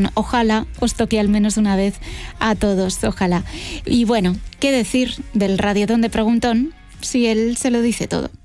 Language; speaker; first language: Spanish; native; Spanish